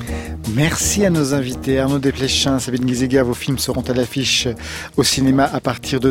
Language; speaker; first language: French; native; French